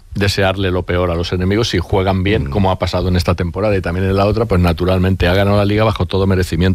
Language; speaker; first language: Spanish; native; Spanish